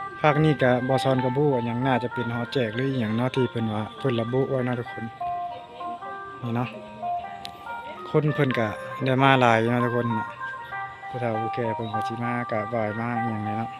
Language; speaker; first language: Thai; non-native, local second language; Lao